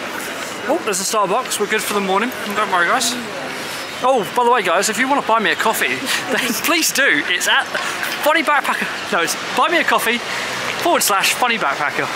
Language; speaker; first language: English; native; English